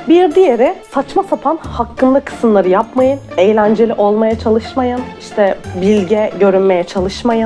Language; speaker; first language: Turkish; native; Turkish